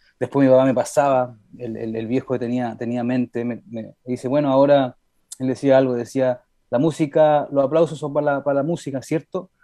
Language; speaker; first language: Spanish; early bilingual, heritage; Spanish